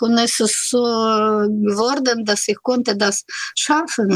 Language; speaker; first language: German; non-native, learner; Russian